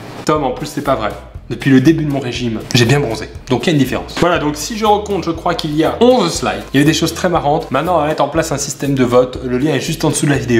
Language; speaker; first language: French; native; French